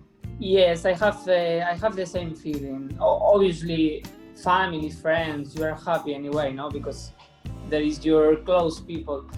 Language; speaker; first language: English; non-native, fluent; Spanish